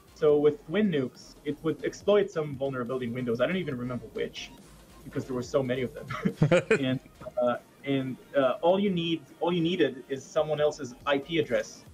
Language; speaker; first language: English; non-native, fluent; Hebrew